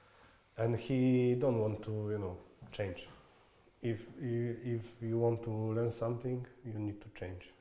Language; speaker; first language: English; non-native, fluent; Polish